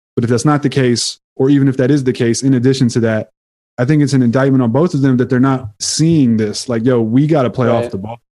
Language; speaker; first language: English; native; English